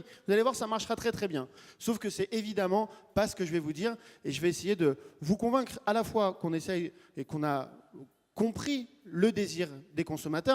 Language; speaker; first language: French; native; French